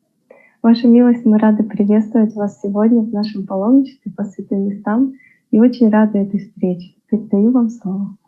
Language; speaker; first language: Russian; native; Russian